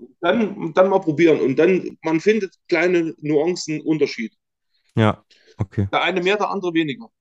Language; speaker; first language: German; native; German